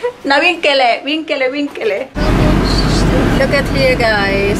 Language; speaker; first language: English; non-native, learner; Indonesian